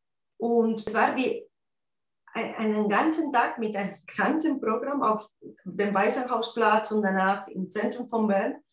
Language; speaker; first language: German; non-native, fluent; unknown